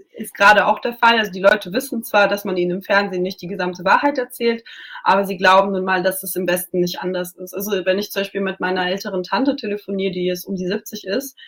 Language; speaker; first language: German; non-native, local second language; Russian